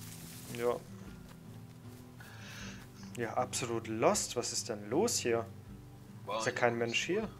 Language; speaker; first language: German; native; German